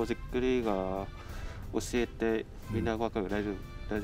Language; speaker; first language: Japanese; non-native, learner; Vietnamese